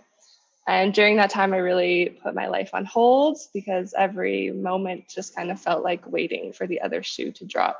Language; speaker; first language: English; native; English